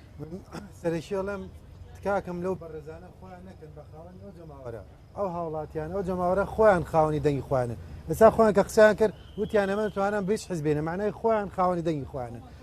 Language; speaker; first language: Central Kurdish; native; Central Kurdish